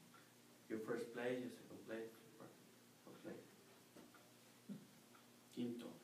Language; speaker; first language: English; non-native, learner; Spanish